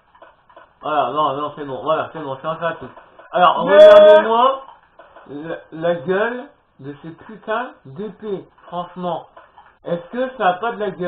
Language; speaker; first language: French; native; French